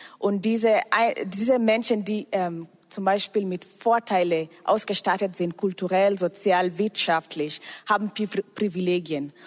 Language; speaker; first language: German; non-native, fluent; Swahili